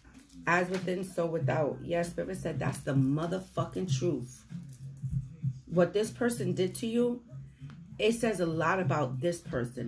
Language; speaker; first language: English; native; English